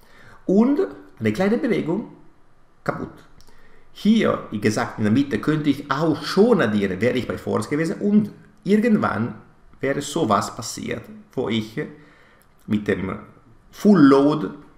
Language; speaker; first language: German; non-native, fluent; Italian